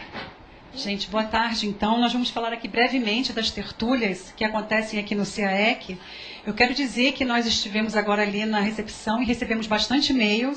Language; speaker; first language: Portuguese; native; Portuguese